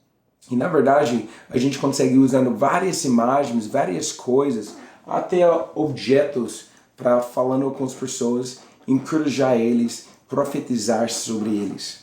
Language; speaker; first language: Portuguese; non-native, learner; English